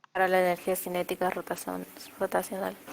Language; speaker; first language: Spanish; native; Spanish